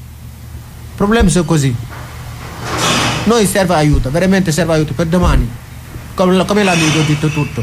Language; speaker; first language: Italian; non-native, learner; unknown